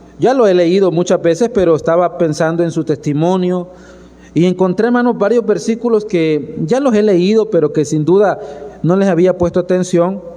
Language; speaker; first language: Spanish; native; Spanish